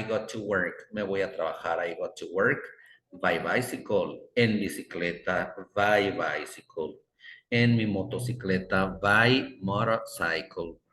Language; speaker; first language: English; non-native, fluent; Spanish